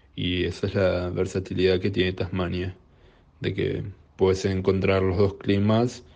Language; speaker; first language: Spanish; native; Spanish